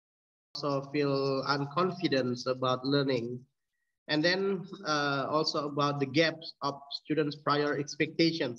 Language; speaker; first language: English; non-native, fluent; Indonesian